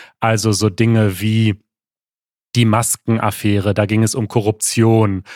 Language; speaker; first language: German; native; German